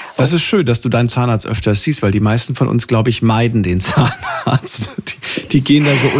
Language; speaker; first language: German; native; German